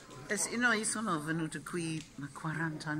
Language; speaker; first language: Italian; non-native, fluent; English